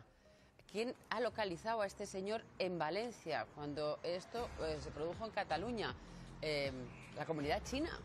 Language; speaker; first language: Spanish; native; Spanish